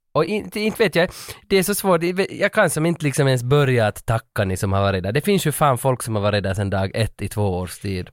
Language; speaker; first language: Swedish; native; Swedish